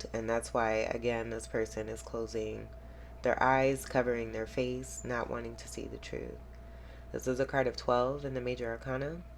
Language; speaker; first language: English; native; English